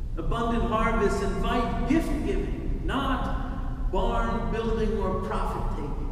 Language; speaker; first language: English; native; English